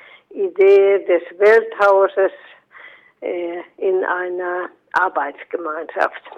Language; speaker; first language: German; non-native, fluent; Finnish